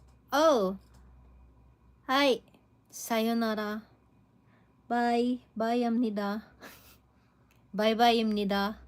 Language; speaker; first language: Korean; non-native, learner; English